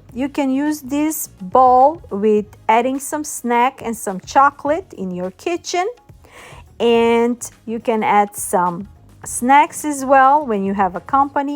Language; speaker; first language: English; non-native, fluent; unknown